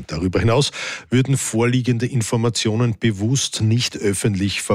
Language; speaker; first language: German; native; German